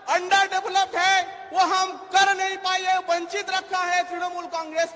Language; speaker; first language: Hindi; non-native, local second language; Bangla